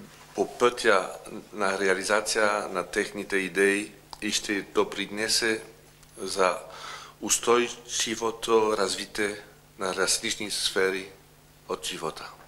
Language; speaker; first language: Bulgarian; non-native, learner; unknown